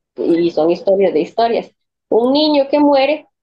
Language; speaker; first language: Spanish; native; Spanish